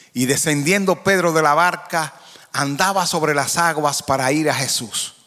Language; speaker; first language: Spanish; native; Spanish